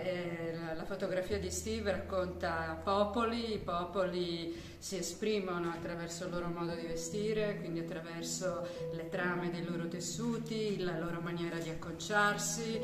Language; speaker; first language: Italian; native; Italian